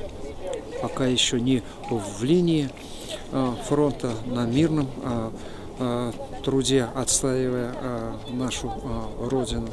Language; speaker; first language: Russian; native; Russian